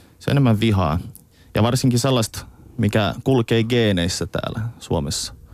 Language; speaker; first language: Finnish; early bilingual, other home language; Russian